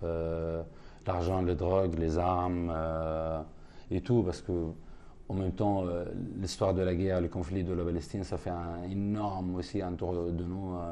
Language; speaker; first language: French; non-native, fluent; Arabic